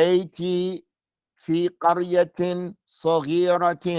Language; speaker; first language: Arabic; non-native, fluent; English